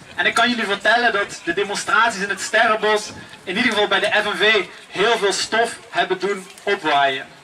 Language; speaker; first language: Dutch; native; Dutch